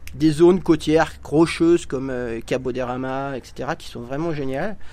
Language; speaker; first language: French; native; French